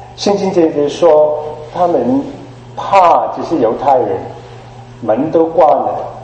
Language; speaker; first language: Chinese; non-native, fluent; Cantonese